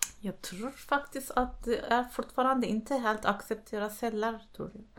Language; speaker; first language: Swedish; non-native, fluent; Turkish